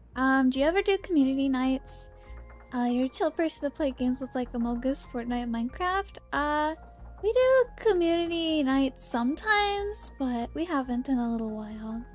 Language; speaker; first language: English; native; English